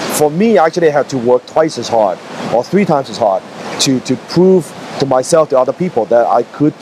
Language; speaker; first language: English; non-native, local second language; Cantonese